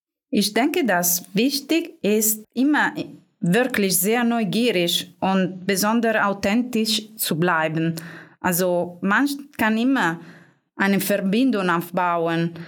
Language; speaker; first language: German; non-native, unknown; Italian